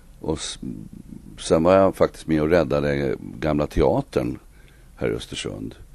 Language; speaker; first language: Swedish; native; Swedish